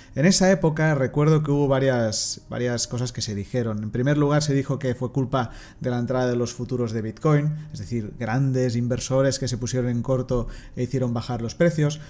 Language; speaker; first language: Spanish; non-native, local second language; Catalan